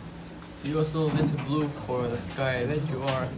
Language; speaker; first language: English; non-native, learner; German